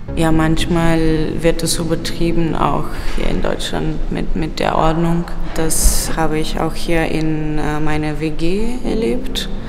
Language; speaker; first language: German; non-native, fluent; Macedonian